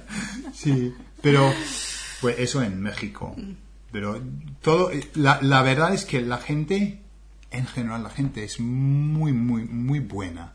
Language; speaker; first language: Spanish; non-native, fluent; English